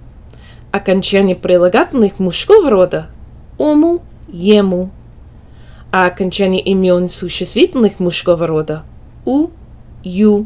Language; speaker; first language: Russian; non-native, fluent; English